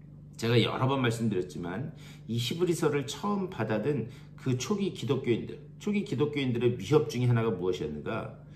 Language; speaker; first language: Korean; native; Korean